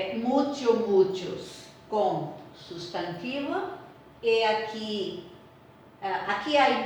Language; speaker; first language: Spanish; non-native, fluent; Portuguese